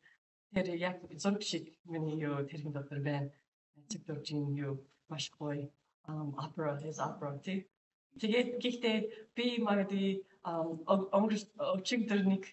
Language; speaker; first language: Mongolian; non-native, learner; English